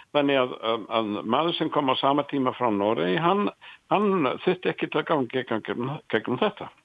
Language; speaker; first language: Icelandic; non-native, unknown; English